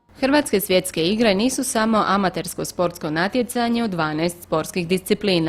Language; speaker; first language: Croatian; native; Croatian